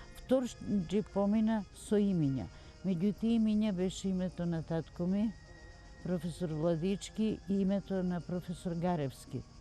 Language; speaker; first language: Macedonian; native; Macedonian